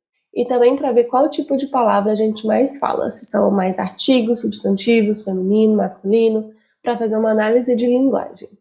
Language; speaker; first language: Portuguese; native; Portuguese